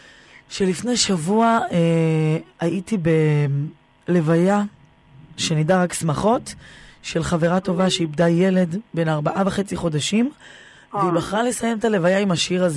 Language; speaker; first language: Hebrew; native; Hebrew